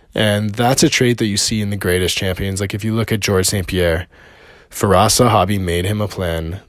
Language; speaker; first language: English; native; English